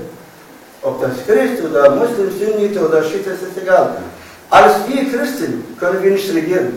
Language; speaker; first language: German; non-native, learner; Arabic